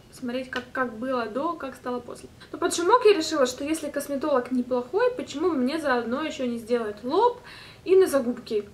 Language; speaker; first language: Russian; native; Russian